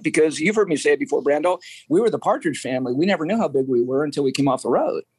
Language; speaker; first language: English; native; English